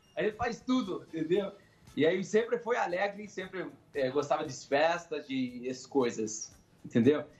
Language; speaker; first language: Portuguese; non-native, fluent; Arabic